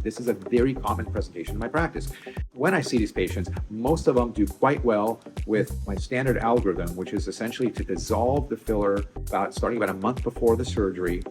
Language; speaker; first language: English; native; English